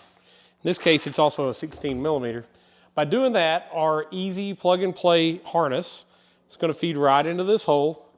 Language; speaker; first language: English; native; English